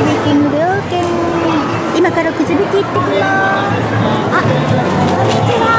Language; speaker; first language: Japanese; native; Japanese